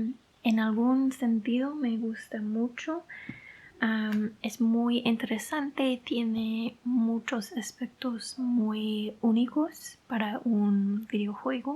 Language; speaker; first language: Spanish; non-native, fluent; English